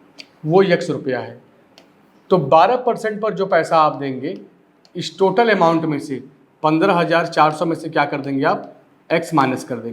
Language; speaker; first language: Hindi; native; Hindi